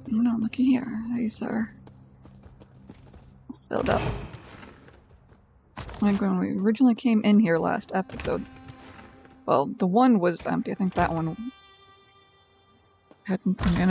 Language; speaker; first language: English; native; English